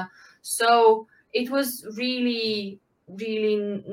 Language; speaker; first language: English; non-native, fluent; Ukrainian